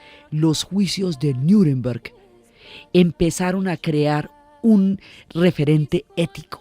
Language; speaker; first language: Spanish; native; Spanish